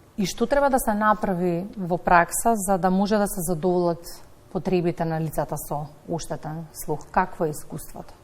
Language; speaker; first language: Macedonian; native; Macedonian